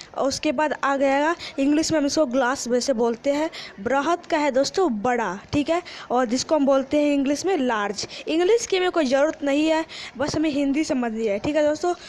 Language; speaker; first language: Hindi; native; Hindi